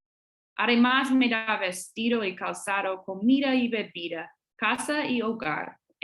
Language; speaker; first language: Spanish; non-native, fluent; English